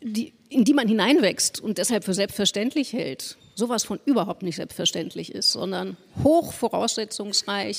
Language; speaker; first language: German; native; German